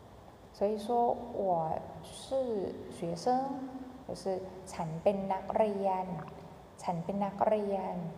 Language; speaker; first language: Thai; non-native, fluent; Chinese